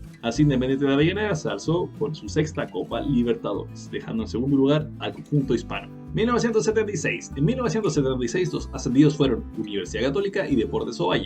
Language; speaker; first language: Spanish; native; Spanish